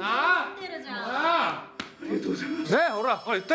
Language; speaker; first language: Japanese; native; Japanese